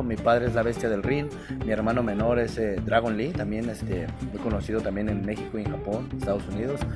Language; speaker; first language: Spanish; native; Spanish